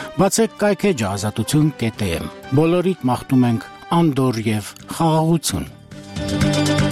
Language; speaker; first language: Armenian; native; Armenian